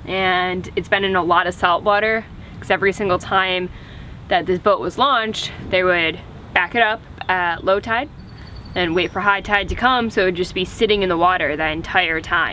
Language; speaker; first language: English; native; English